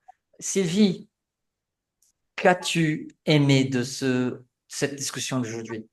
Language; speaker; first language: French; non-native, fluent; Portuguese